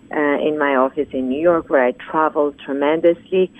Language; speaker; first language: English; non-native, fluent; Persian